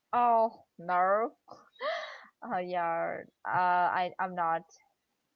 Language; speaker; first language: English; non-native, learner; Vietnamese